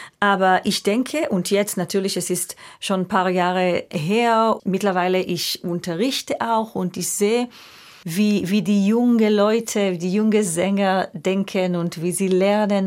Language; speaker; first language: German; non-native, fluent; Hebrew